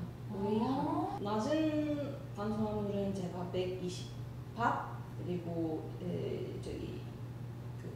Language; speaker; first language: Korean; non-native, learner; Russian